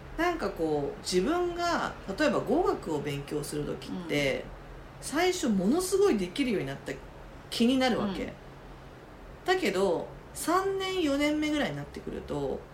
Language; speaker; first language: Japanese; native; Japanese